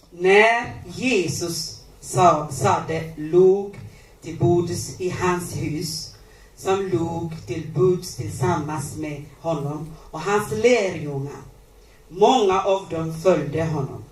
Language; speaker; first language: Swedish; non-native, learner; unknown